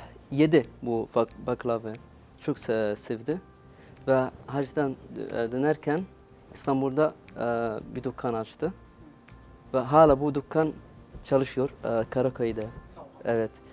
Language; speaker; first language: Turkish; non-native, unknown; Arabic